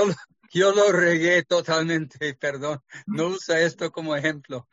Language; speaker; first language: Spanish; non-native, fluent; English